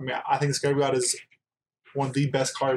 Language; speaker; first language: English; native; English